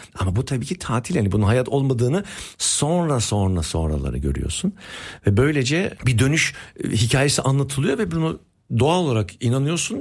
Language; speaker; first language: Turkish; early bilingual, heritage; Turkish